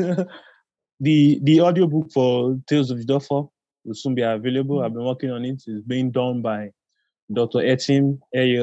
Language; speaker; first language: English; non-native, local second language; Igbo